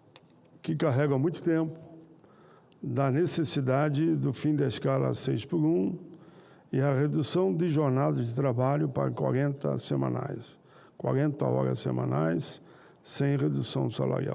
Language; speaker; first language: Portuguese; native; Portuguese